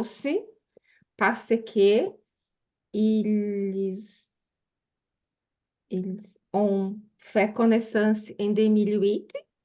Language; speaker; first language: French; non-native, learner; Portuguese